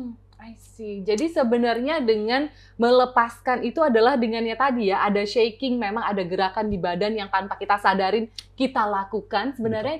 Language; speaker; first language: Indonesian; native; Indonesian